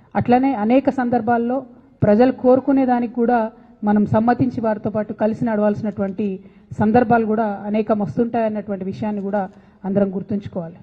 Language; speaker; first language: Telugu; native; Telugu